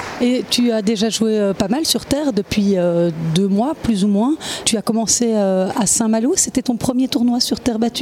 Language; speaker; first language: French; native; French